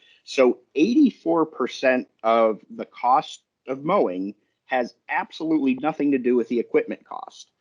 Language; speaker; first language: English; native; English